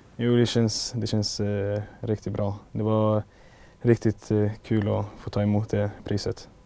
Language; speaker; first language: Swedish; native; Swedish